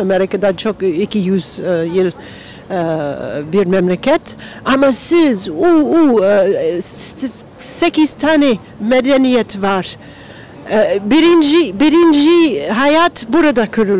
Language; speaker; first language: Turkish; non-native, learner; English